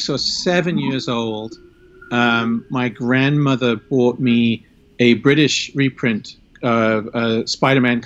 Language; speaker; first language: English; native; English